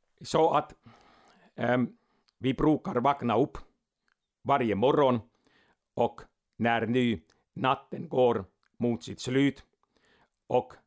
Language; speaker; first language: Swedish; non-native, local second language; Finnish